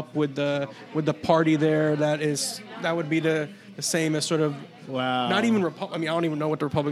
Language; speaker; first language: English; native; English